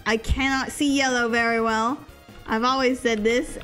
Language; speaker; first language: English; native; English